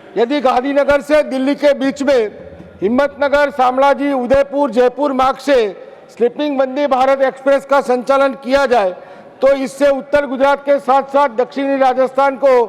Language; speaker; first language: Hindi; non-native, local second language; Gujarati